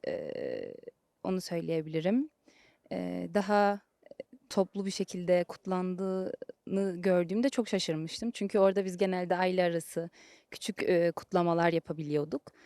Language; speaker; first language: Turkish; early bilingual, heritage; Turkish